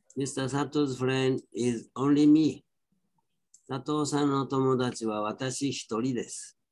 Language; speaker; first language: Japanese; native; Japanese